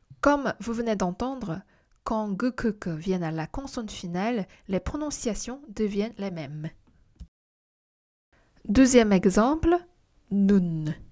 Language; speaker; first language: French; non-native, fluent; Korean